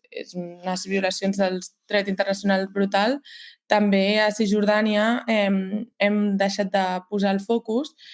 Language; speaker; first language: Catalan; native; Catalan